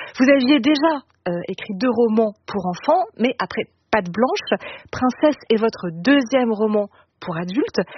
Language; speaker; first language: French; native; French